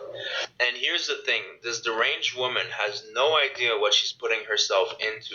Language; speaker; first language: English; native; English